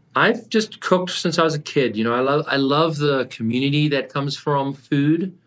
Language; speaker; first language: English; native; English